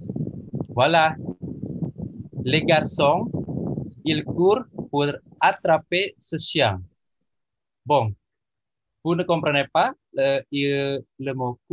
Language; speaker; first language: French; non-native, learner; Indonesian